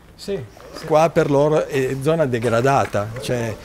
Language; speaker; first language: Italian; native; Italian